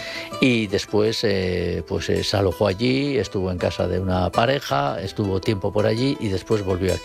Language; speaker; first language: Spanish; native; Spanish